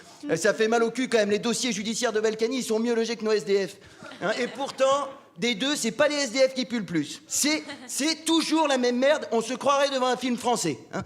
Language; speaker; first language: French; native; French